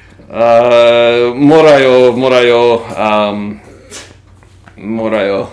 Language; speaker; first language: Korean; non-native, learner; English